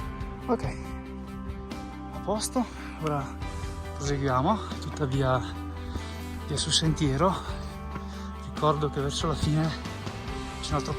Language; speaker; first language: Italian; native; Italian